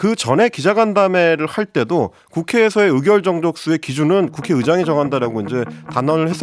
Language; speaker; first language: Korean; native; Korean